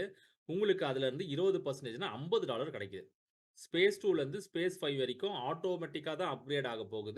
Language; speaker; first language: Tamil; native; Tamil